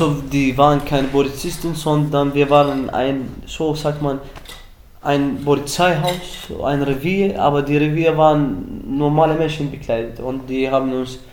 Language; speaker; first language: German; early bilingual, other home language; Arabic